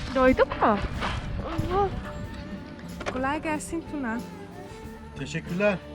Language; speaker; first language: Turkish; non-native, fluent; Hungarian